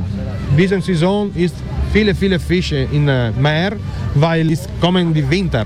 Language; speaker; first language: German; non-native, learner; Italian